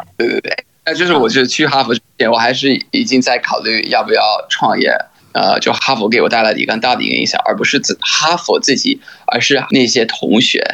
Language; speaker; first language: Chinese; non-native, fluent; English